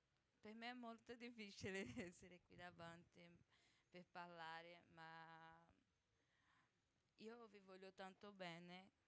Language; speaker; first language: Italian; non-native, learner; Portuguese